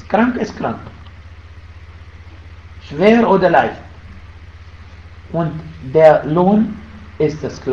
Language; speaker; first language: German; non-native, fluent; Arabic